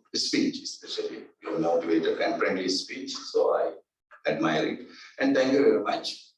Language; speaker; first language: English; non-native, local second language; Sinhala